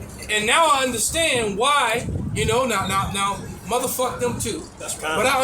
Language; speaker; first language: English; native; English